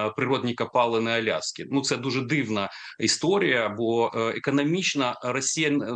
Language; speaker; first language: Ukrainian; native; Ukrainian